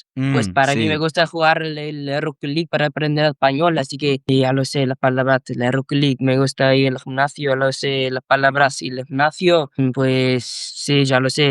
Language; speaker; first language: Spanish; non-native, learner; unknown